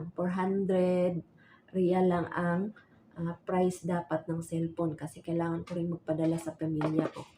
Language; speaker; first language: Filipino; non-native, local second language; Cebuano